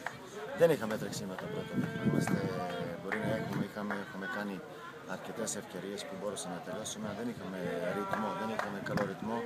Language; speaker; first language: Greek; non-native, fluent; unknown